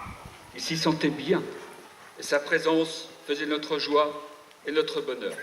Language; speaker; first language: French; native; French